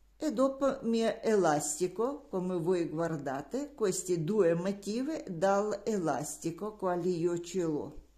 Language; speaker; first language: Italian; non-native, learner; Russian